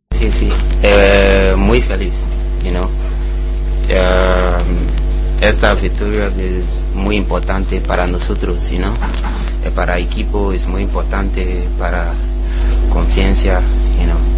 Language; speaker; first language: Spanish; non-native, learner; English